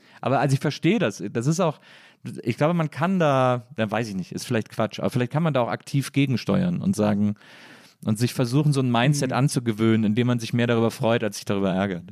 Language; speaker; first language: German; native; German